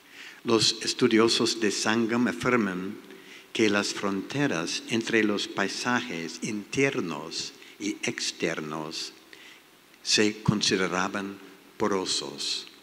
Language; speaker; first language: Spanish; non-native, learner; English